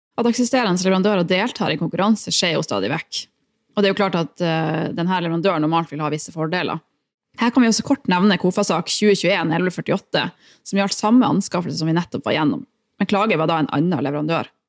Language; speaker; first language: Norwegian; native; Norwegian